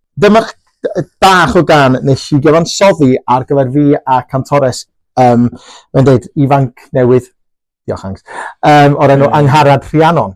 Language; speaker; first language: Welsh; non-native, local second language; English